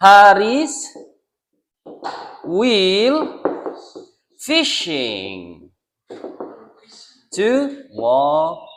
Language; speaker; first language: English; non-native, learner; Indonesian